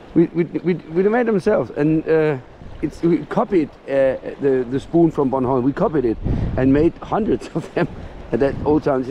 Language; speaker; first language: English; non-native, fluent; Danish